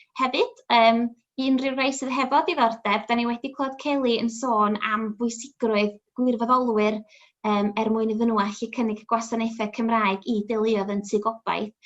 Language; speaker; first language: Welsh; native; Welsh